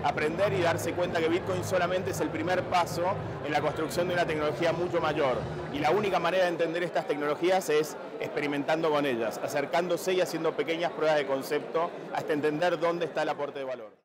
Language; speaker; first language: Spanish; native; Spanish